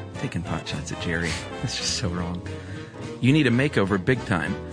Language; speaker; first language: English; native; English